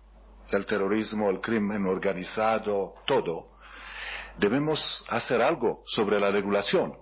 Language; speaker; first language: Spanish; non-native, learner; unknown